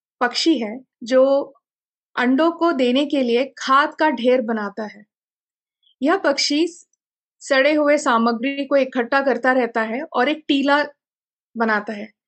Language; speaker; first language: Hindi; non-native, local second language; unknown